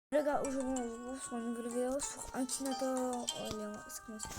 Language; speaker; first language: French; early bilingual, other home language; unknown